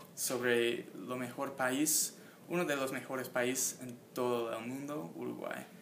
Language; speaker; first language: Spanish; non-native, learner; English